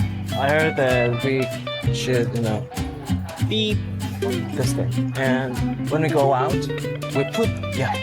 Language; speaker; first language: English; non-native, learner; Korean